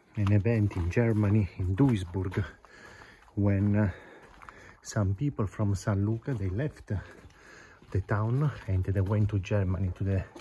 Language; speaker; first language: English; non-native, fluent; Italian